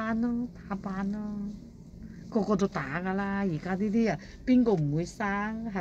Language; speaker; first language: Cantonese; native; Cantonese